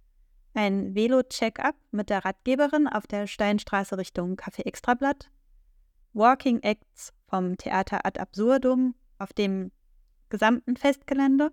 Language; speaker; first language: German; native; German